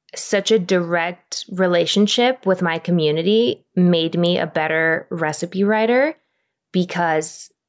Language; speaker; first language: English; non-native, fluent; Romanian